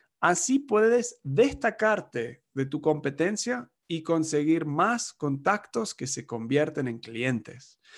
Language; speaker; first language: Spanish; non-native, fluent; English